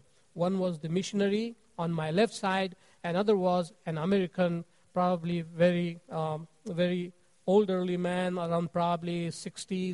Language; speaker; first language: English; non-native, local second language; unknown